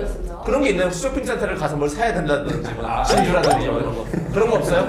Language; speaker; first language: Korean; native; Korean